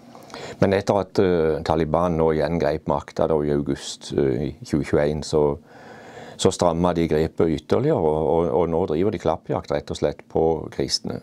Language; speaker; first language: Norwegian; native; Norwegian